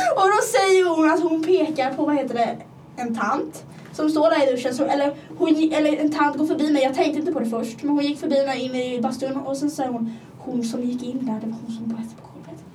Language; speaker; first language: Swedish; early bilingual, other home language; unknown